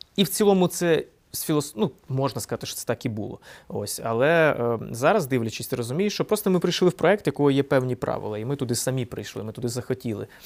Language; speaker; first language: Ukrainian; non-native, local second language; Russian